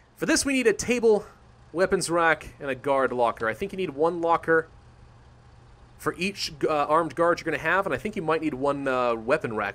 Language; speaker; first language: English; native; English